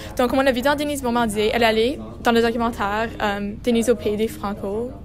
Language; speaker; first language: French; non-native, local second language; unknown